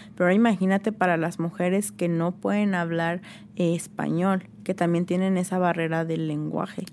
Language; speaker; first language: Spanish; native; Spanish